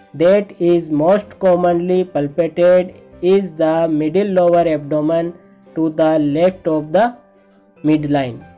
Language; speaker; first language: English; non-native, local second language; Hindi